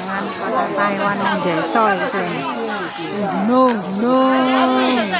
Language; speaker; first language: Indonesian; non-native, local second language; Javanese